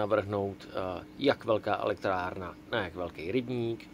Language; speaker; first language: Czech; native; Czech